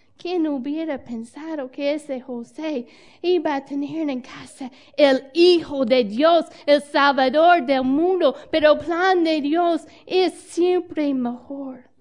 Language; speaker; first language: Spanish; non-native, fluent; English